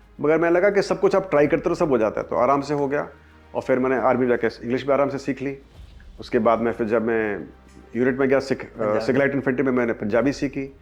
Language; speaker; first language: Hindi; native; Hindi